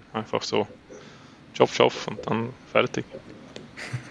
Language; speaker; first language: German; non-native, learner; Swedish